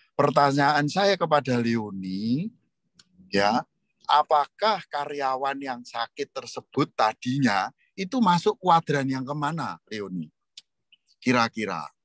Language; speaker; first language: Indonesian; native; Indonesian